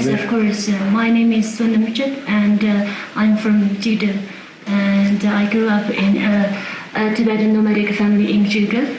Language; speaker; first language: English; non-native, fluent; Tibetan